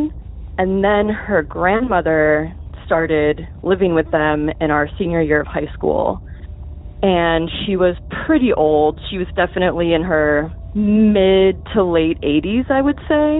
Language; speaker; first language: English; native; English